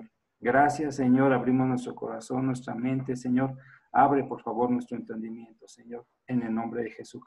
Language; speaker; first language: Spanish; native; Spanish